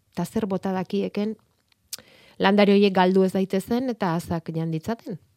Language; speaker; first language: Basque; native; Basque